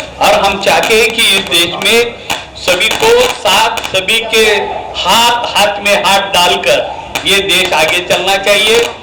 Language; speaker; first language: Hindi; non-native, local second language; Marathi